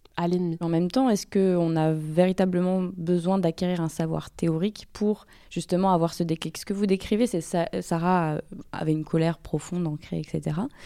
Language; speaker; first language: French; native; French